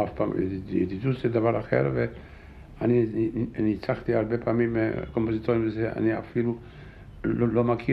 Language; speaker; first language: Hebrew; non-native, fluent; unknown